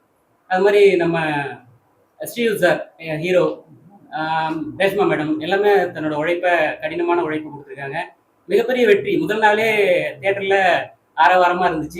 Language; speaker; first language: Tamil; native; Tamil